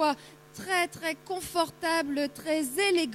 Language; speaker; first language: French; native; French